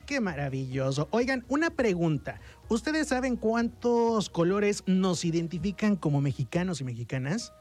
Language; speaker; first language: Spanish; native; Spanish